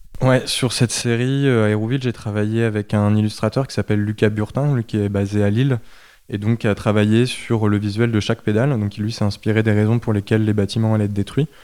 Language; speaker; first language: French; native; French